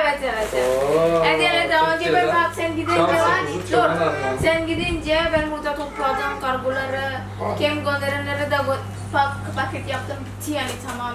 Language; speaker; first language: Turkish; non-native, learner; Indonesian